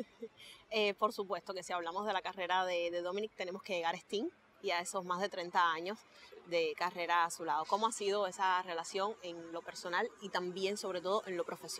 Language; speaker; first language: Spanish; native; Spanish